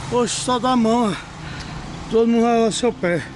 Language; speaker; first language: Portuguese; native; Portuguese